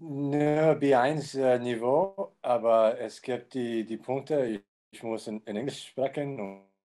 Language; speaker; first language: German; non-native, learner; English